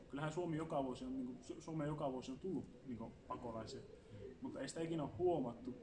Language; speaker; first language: Finnish; early bilingual, other home language; Assyrian Neo-Aramaic